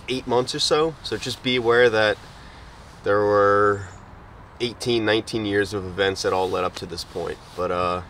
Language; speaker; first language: English; native; English